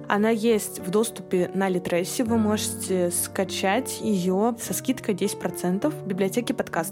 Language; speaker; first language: Russian; native; Russian